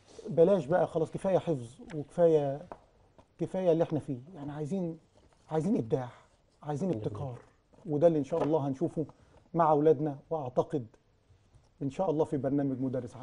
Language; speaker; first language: Arabic; native; Arabic